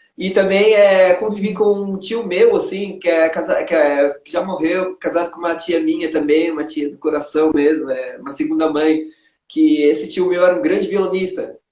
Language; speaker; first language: Portuguese; non-native, local second language; Kabuverdianu